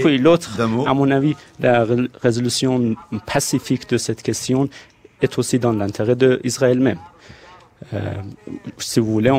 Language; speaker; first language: French; non-native, fluent; Persian